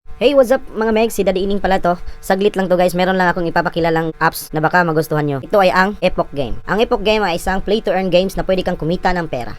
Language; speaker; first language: Filipino; non-native, local second language; Cebuano